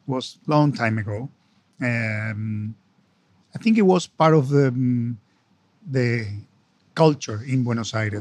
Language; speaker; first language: English; non-native, fluent; Spanish